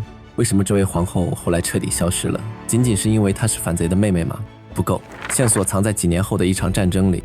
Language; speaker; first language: Chinese; native; Chinese